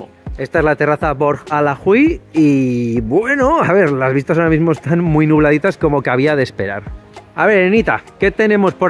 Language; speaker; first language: Spanish; native; Spanish